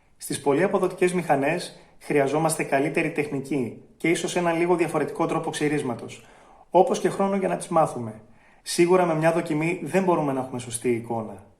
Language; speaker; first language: Greek; native; Greek